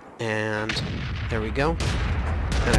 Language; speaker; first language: English; native; English